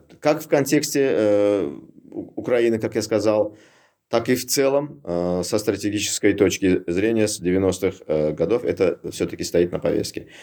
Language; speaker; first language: Russian; non-native, local second language; Uzbek